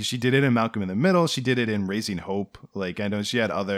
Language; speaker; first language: English; native; English